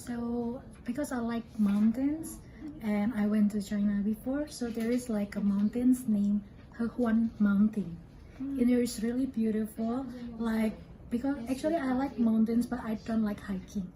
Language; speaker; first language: English; non-native, learner; Indonesian